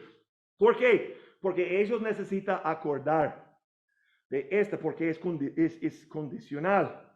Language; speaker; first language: Spanish; non-native, learner; English